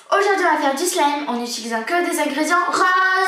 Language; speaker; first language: French; native; French